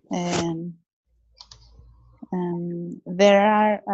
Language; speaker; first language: English; non-native, learner; Spanish